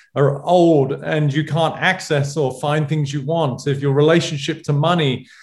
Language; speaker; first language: English; native; English